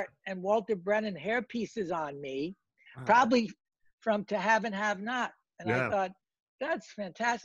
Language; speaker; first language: English; native; English